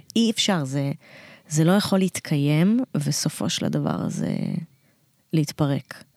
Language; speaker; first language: Hebrew; early bilingual, other home language; Russian